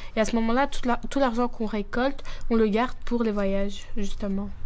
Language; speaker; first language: French; native; French